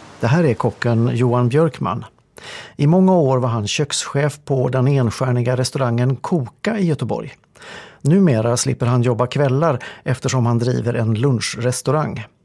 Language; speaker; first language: Swedish; native; Swedish